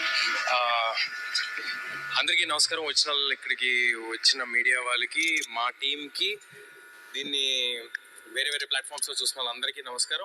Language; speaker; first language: Telugu; native; Telugu